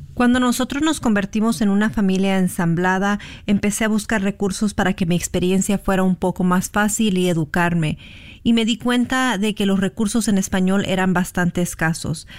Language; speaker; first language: Spanish; early bilingual, heritage; Spanish